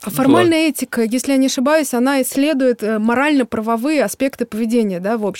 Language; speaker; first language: Russian; native; Russian